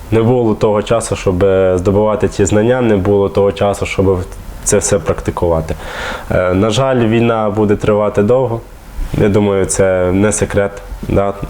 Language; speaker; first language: Ukrainian; native; Ukrainian